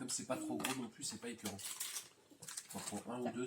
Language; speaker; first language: French; native; French